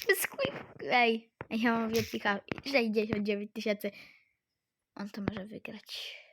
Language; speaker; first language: Polish; native; Polish